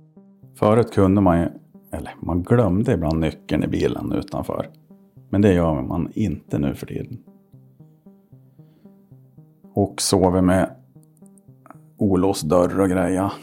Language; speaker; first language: Swedish; native; Swedish